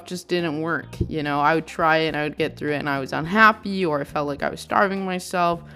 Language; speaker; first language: English; native; English